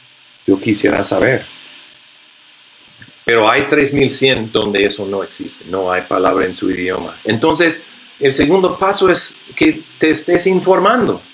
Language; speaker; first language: Spanish; non-native, fluent; English